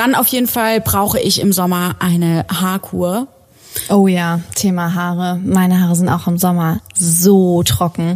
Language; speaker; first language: German; native; German